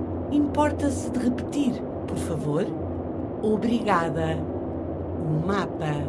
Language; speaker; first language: Portuguese; non-native, learner; English